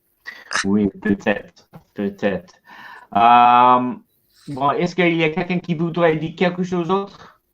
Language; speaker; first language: French; non-native, learner; English